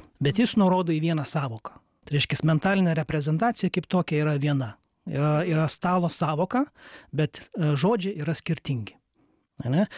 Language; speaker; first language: Lithuanian; native; Lithuanian